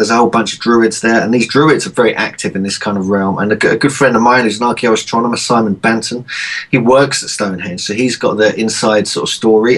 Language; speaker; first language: English; native; English